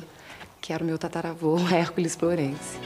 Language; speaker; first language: Portuguese; native; Portuguese